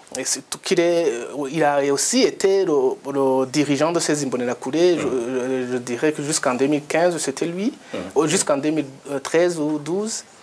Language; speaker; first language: French; non-native, local second language; Rundi